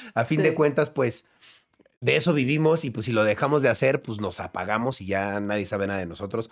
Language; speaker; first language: Spanish; native; Spanish